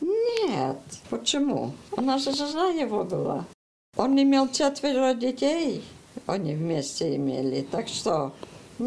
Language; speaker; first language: Russian; early bilingual, heritage; Russian